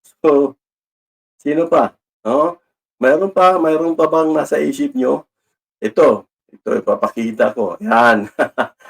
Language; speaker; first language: Filipino; non-native, local second language; Cebuano